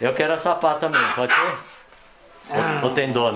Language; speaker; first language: Portuguese; native; Portuguese